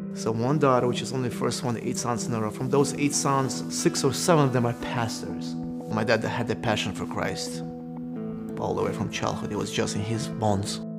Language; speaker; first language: English; non-native, fluent; Russian